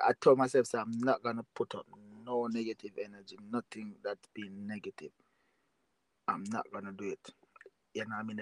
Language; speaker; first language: English; non-native, local second language; Jamaican Creole English